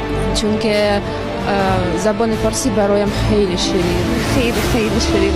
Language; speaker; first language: Persian; non-native, learner; Russian